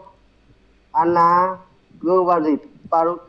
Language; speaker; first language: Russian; non-native, learner; Vietnamese